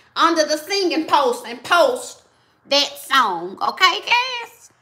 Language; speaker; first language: English; native; English